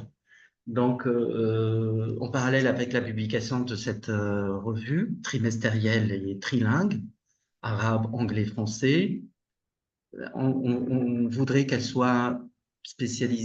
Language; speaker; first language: French; non-native, local second language; Arabic